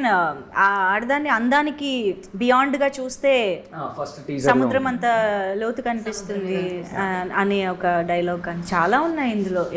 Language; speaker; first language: Telugu; native; Telugu